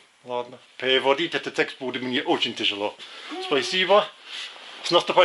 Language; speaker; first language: Russian; non-native, fluent; English